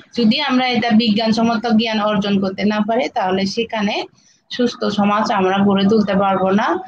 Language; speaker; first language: Bangla; non-native, local second language; Chakma